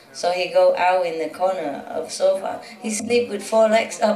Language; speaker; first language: English; non-native, fluent; Vietnamese